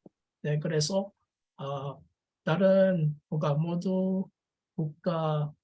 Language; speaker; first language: Korean; non-native, learner; French